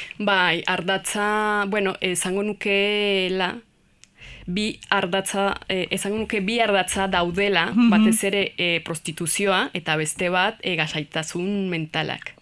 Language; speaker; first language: Basque; non-native, learner; Spanish